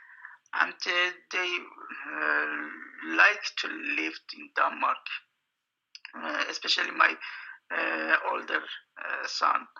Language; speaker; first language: English; non-native, fluent; Persian